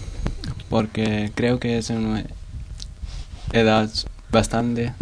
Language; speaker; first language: Spanish; non-native, local second language; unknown